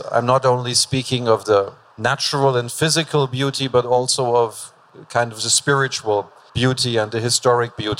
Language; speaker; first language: English; non-native, fluent; German